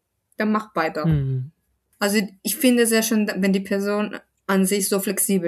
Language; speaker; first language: German; non-native, fluent; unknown